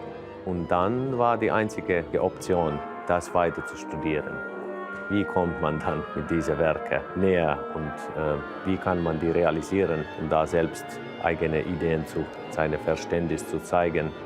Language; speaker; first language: German; non-native, fluent; Finnish